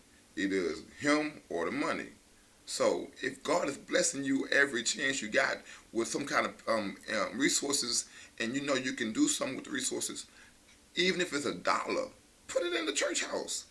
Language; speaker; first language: English; native; English